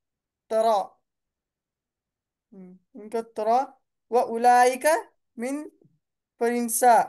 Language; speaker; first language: Arabic; non-native, learner; Urdu